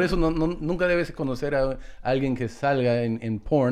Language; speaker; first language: Spanish; early bilingual, heritage; Spanish